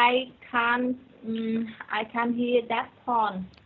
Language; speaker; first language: English; non-native, learner; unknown